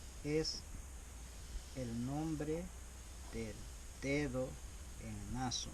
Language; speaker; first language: Spanish; non-native, local second language; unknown